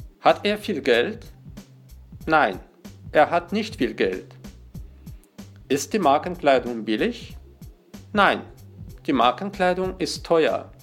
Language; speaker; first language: German; non-native, fluent; Russian